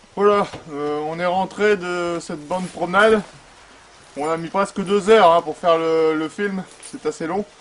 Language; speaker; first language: French; native; French